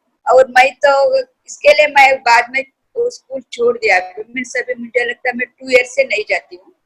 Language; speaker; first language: Hindi; non-native, local second language; Kannada